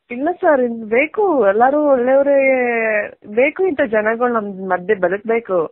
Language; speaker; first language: Kannada; native; Kannada